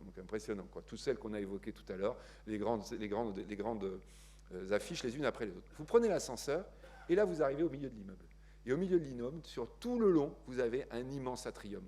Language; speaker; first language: French; native; French